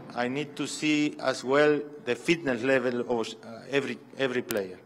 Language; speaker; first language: English; non-native, fluent; Spanish